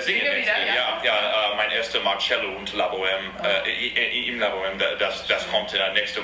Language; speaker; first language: German; non-native, fluent; English